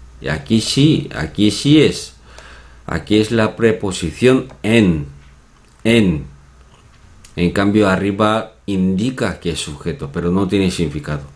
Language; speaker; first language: Spanish; non-native, fluent; Korean